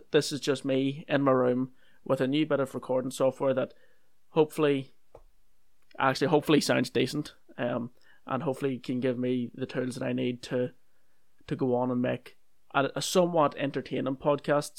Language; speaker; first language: English; native; English